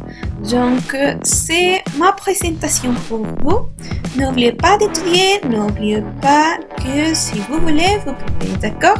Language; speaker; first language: French; non-native, learner; Spanish